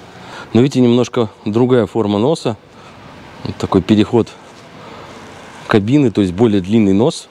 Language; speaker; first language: Russian; native; Russian